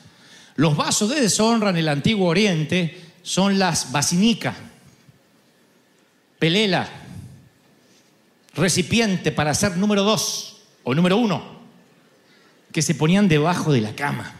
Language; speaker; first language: Spanish; native; Spanish